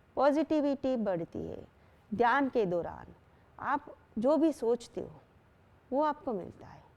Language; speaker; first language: Hindi; non-native, local second language; Gujarati